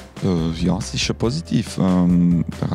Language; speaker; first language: German; non-native, local second language; French